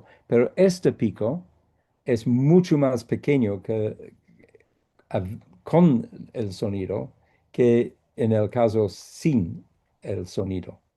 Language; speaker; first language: Spanish; non-native, fluent; English